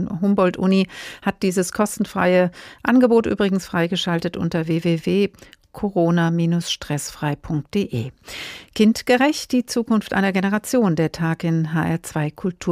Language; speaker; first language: German; native; German